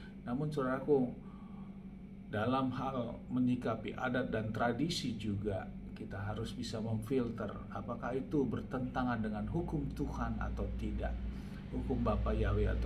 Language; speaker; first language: Indonesian; native; Indonesian